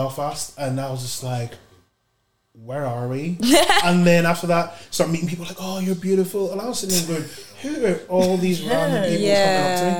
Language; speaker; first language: English; native; English